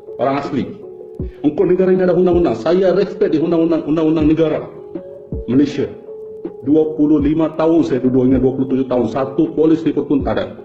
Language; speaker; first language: Malay; non-native, fluent; Bangla